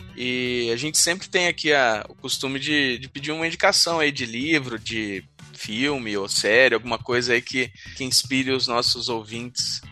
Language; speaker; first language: Portuguese; native; Portuguese